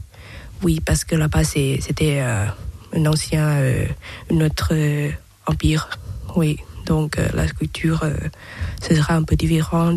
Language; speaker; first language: French; non-native, learner; Thai